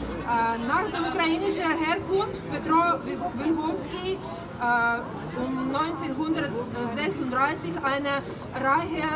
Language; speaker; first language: German; non-native, learner; Ukrainian